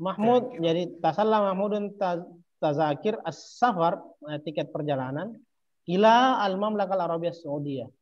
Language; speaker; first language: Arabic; non-native, fluent; Indonesian